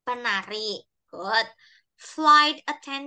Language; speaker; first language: English; non-native, fluent; Indonesian